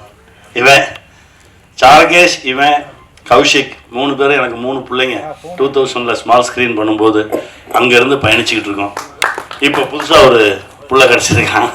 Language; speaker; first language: Tamil; native; Tamil